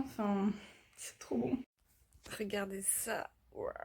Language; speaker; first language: French; native; French